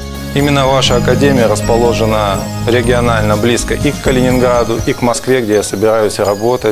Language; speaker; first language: Russian; native; Russian